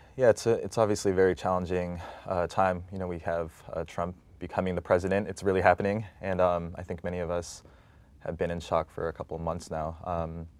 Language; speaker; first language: English; native; English